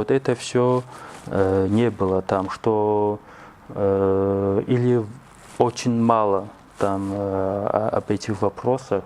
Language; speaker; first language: Russian; non-native, local second language; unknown